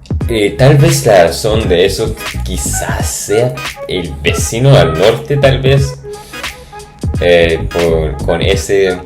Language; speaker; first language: Spanish; non-native, fluent; English